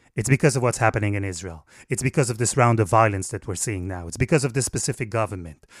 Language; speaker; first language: English; non-native, fluent; Hebrew